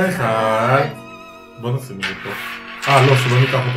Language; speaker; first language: Hebrew; native; Hebrew